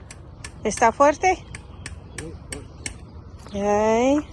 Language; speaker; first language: Spanish; non-native, learner; English